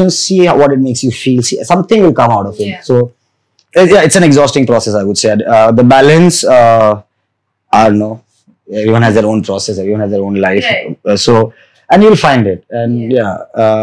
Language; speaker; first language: English; non-native, local second language; Gujarati